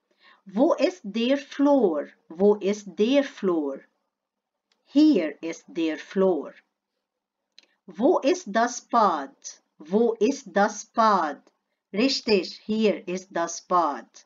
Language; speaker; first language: German; non-native, fluent; Arabic